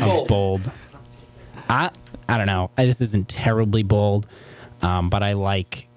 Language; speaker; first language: English; native; English